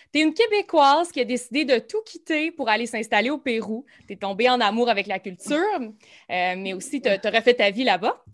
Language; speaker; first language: French; native; French